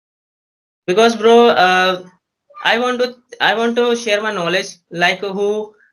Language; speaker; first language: English; non-native, learner; Hindi